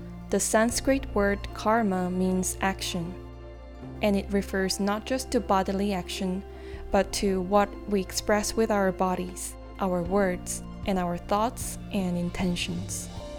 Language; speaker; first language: English; non-native, fluent; Korean